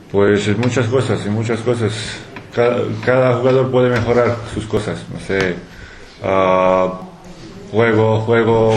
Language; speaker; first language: Spanish; non-native, fluent; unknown